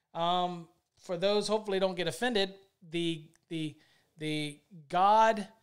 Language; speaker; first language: English; native; English